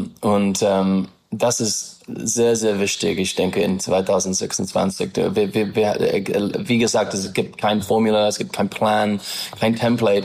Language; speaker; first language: German; non-native, learner; English